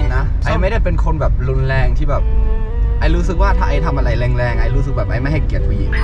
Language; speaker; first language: Thai; non-native, fluent; German